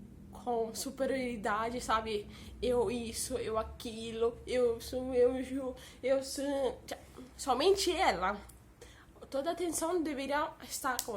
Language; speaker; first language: Portuguese; early bilingual, heritage; Portuguese